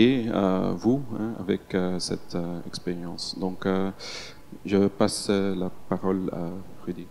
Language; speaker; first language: French; non-native, local second language; Dutch